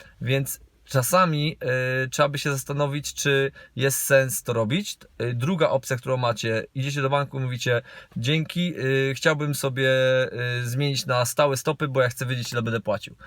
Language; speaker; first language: Polish; native; Polish